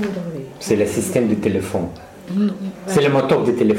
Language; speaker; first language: French; non-native, learner; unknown